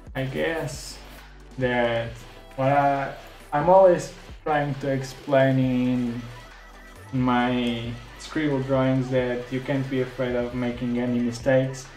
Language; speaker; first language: English; non-native, fluent; Portuguese